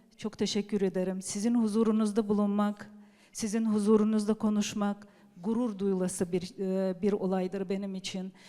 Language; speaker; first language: Turkish; early bilingual, heritage; Turkish